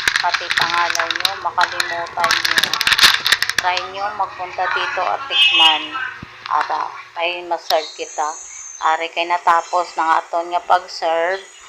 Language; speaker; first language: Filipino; non-native, local second language; Hiligaynon